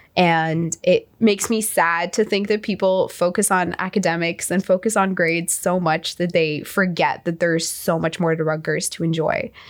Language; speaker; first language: English; non-native, fluent; Arabic